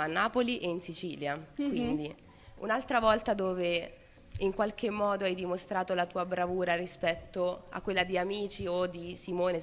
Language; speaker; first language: Italian; native; Italian